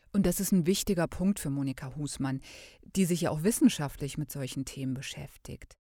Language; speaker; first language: German; native; German